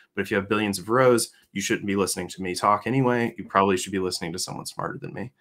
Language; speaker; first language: English; native; English